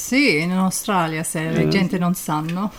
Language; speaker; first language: Italian; early bilingual, heritage; Italian